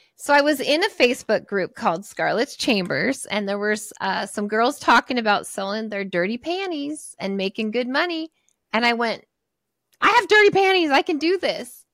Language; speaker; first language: English; native; English